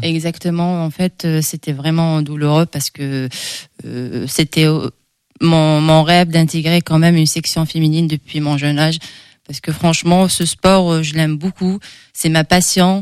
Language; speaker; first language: French; non-native, local second language; Arabic